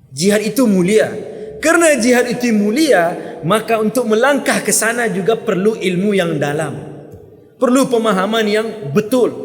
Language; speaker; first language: Malay; non-native, local second language; Minangkabau